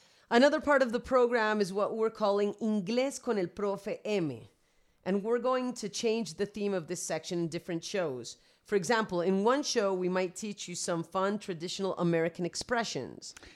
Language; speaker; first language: English; early bilingual, other home language; Spanish